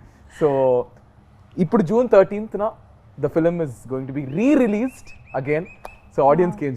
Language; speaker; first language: Telugu; native; Telugu